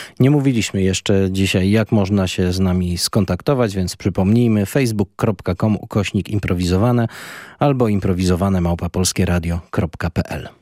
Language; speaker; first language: Polish; native; Polish